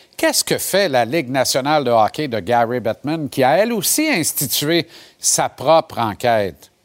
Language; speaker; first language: French; native; French